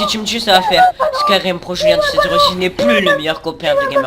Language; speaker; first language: French; native; French